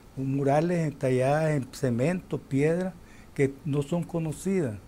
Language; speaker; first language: Spanish; native; Spanish